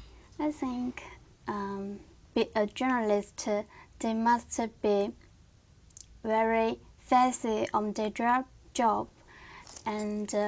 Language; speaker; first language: English; non-native, learner; Korean